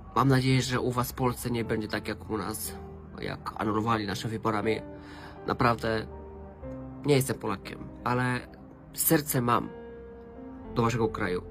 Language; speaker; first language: Polish; non-native, learner; Romanian